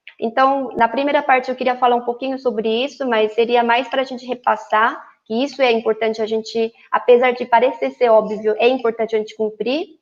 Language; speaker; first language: Portuguese; non-native, fluent; Korean